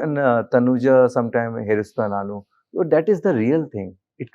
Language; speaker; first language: Telugu; non-native, learner; Hindi